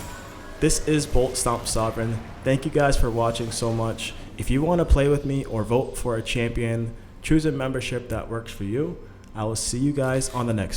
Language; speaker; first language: English; native; English